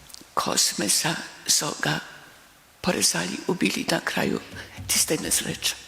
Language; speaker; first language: Slovenian; non-native, fluent; Polish